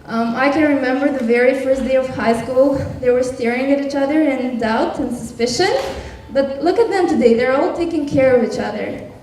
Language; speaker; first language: English; non-native, fluent; Albanian